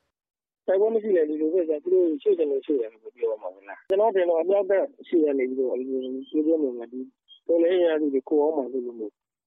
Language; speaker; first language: Burmese; native; Burmese